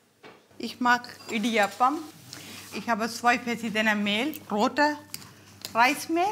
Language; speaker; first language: German; non-native, learner; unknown